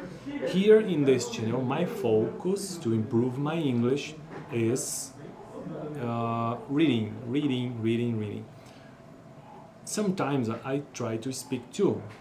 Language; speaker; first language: English; non-native, learner; Portuguese